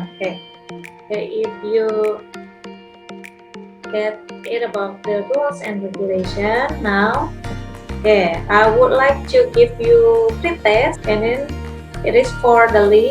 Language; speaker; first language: English; non-native, fluent; Indonesian